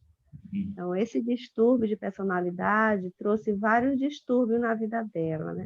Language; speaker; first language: Portuguese; native; Portuguese